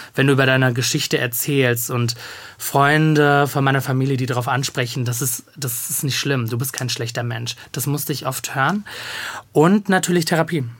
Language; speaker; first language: German; native; German